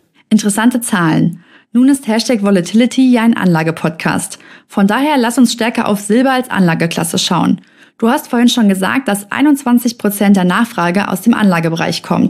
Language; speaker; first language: German; native; German